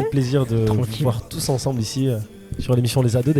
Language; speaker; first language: French; native; French